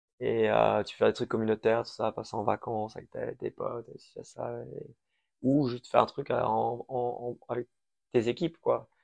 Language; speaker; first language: French; early bilingual, other home language; Persian